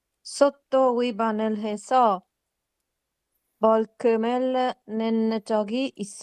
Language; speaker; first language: Korean; non-native, learner; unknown